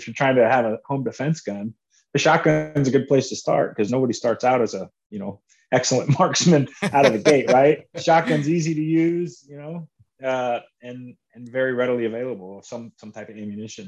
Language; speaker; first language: English; native; English